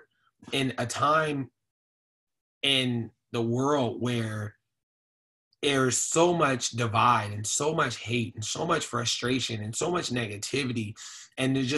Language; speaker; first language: English; native; English